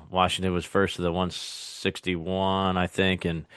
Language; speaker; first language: English; native; English